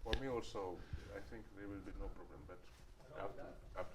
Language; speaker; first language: English; non-native, learner; Wolof